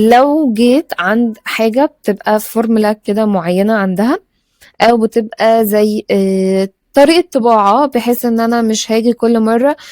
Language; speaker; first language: Arabic; native; Arabic